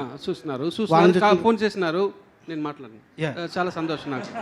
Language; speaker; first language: Telugu; non-native, learner; Tamil